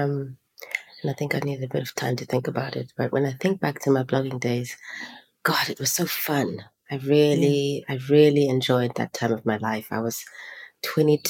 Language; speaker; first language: English; non-native, local second language; Xhosa